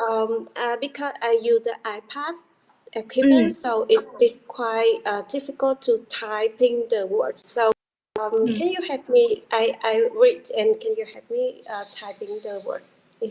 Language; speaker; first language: English; non-native, learner; Vietnamese